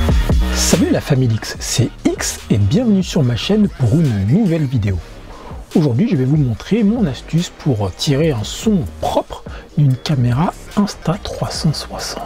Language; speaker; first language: French; native; French